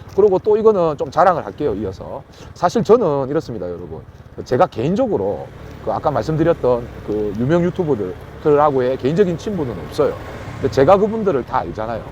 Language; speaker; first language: Korean; native; Korean